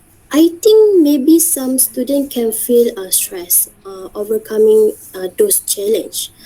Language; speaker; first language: English; non-native, learner; Malay